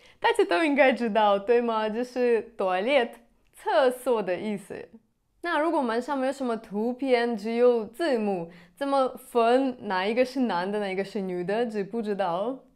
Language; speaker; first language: Chinese; non-native, fluent; Russian